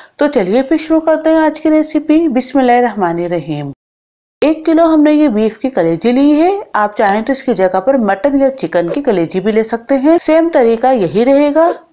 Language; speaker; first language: Urdu; native; Urdu